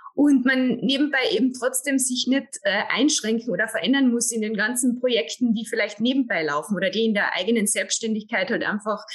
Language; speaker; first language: German; native; German